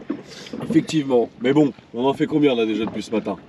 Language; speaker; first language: French; native; French